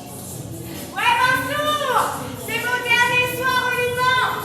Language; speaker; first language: French; native; French